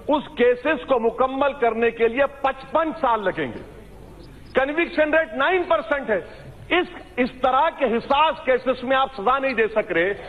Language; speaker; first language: Hindi; non-native, local second language; Urdu